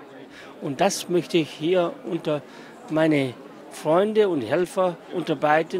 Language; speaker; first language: German; non-native, learner; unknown